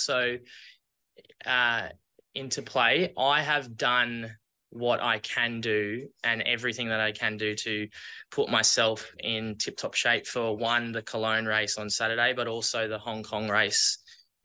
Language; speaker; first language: English; native; English